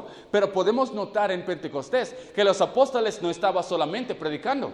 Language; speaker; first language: Spanish; non-native, fluent; English